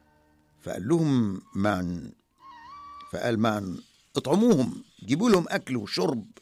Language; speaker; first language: Arabic; native; Arabic